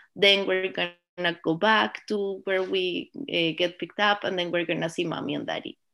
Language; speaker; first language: English; non-native, fluent; Spanish